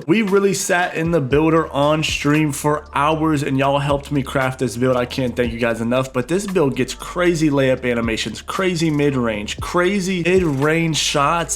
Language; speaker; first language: English; native; English